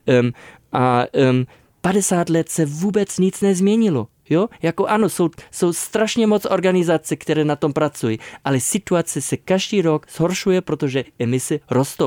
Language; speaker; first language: Czech; non-native, fluent; German